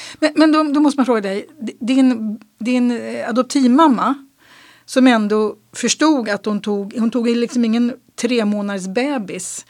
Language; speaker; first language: Swedish; native; Swedish